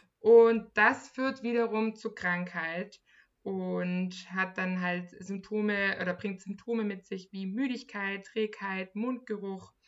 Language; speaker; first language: German; native; German